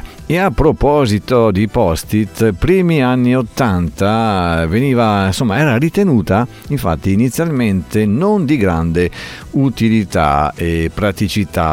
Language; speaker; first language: Italian; native; Italian